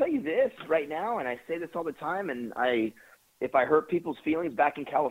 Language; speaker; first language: English; early bilingual, other home language; Spanish